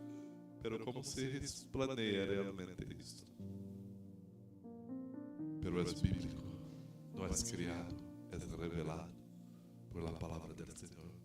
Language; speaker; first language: Spanish; non-native, fluent; Portuguese